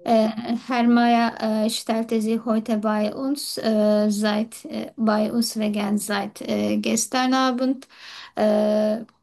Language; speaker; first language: German; non-native, learner; Turkish